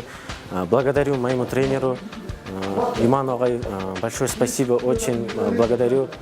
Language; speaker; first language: Russian; non-native, local second language; Kyrgyz